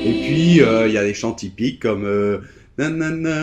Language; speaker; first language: French; native; French